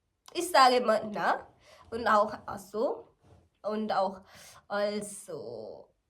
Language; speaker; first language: German; non-native, learner; Malayalam